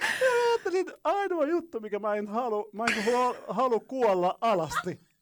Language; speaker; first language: Finnish; non-native, fluent; Arabic